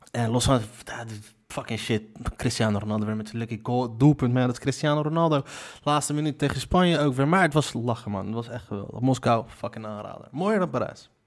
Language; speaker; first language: Dutch; early bilingual, other home language; Riffian